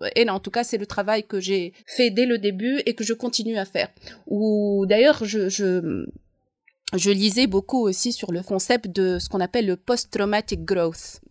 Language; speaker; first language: French; non-native, local second language; Arabic